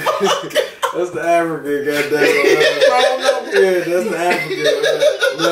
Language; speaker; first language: English; native; English